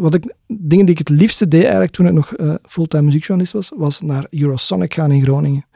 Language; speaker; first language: Dutch; native; Dutch